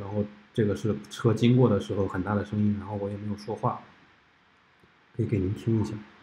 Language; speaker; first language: Chinese; native; Chinese